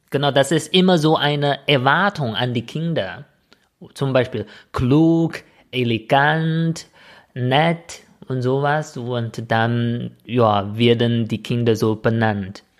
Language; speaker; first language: German; non-native, fluent; Chinese